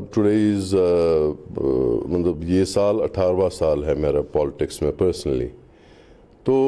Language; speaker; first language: Hindi; non-native, local second language; Kashmiri